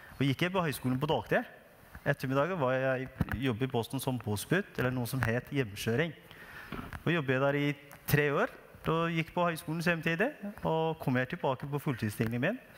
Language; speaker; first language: Norwegian; non-native, fluent; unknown